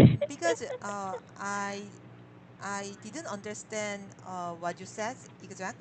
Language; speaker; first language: English; non-native, learner; Korean